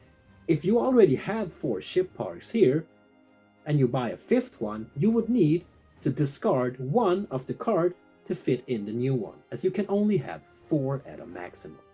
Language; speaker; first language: English; non-native, fluent; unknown